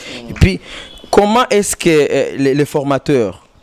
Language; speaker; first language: French; non-native, local second language; Rundi